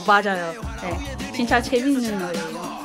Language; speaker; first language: Korean; non-native, fluent; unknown